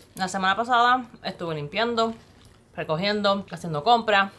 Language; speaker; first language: Spanish; native; Spanish